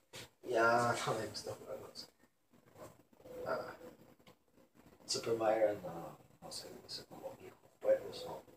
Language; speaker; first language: Spanish; early bilingual, heritage; Spanish